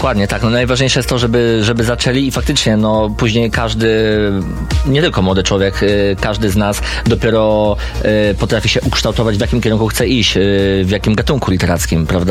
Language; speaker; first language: Polish; native; Polish